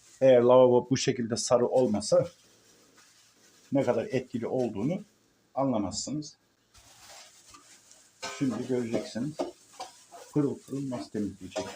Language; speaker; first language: Turkish; native; Turkish